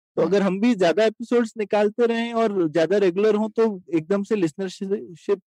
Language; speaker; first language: Hindi; native; Hindi